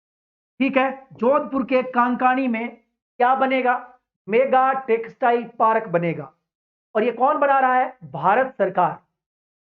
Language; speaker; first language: Hindi; native; Hindi